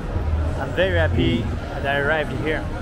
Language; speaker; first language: English; non-native, fluent; French